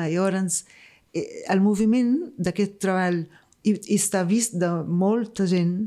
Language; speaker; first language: Catalan; non-native, fluent; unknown